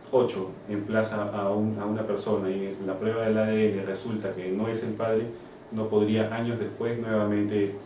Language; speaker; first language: Spanish; native; Spanish